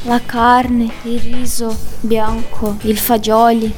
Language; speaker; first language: Italian; non-native, learner; Portuguese